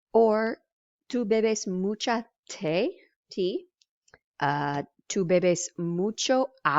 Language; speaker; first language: Spanish; non-native, fluent; English